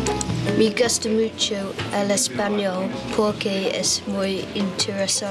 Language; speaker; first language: Spanish; non-native, learner; English